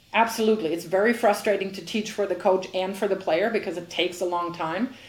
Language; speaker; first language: English; non-native, fluent; German